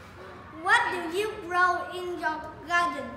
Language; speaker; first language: English; non-native, learner; Vietnamese